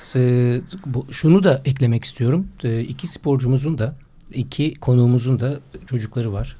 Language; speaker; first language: Turkish; native; Turkish